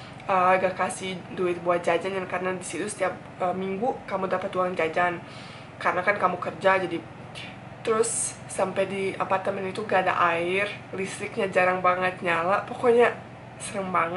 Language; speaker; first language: Indonesian; non-native, fluent; Bosnian